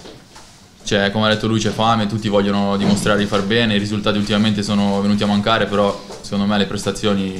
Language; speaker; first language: Italian; native; Italian